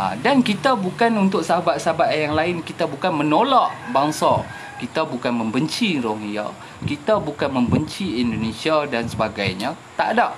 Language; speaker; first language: Malay; native; Malay